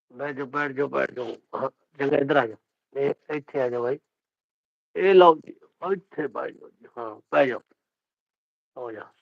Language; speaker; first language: Hindi; non-native, local second language; Punjabi